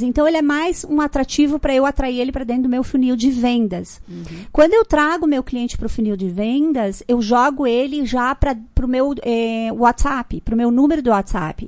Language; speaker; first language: Portuguese; native; Portuguese